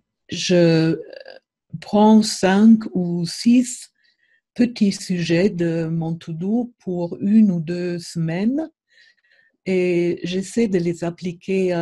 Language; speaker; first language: French; non-native, fluent; German